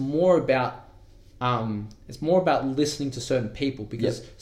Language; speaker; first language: English; native; English